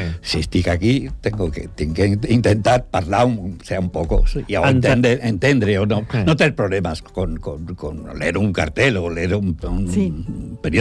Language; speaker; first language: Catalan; non-native, learner; Portuguese